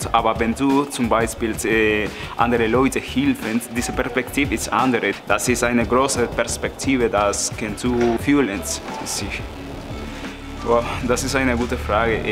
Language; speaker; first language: German; non-native, learner; Spanish